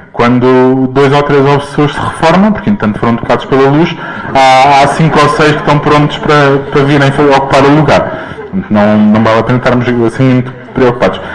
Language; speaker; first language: Portuguese; native; Portuguese